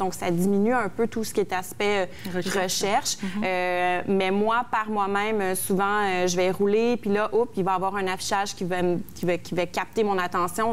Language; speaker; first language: French; native; French